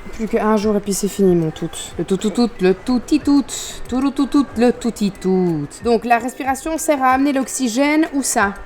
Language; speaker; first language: French; native; French